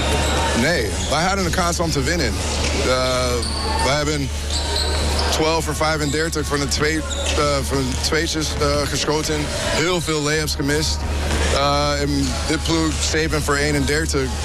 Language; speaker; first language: Dutch; non-native, fluent; English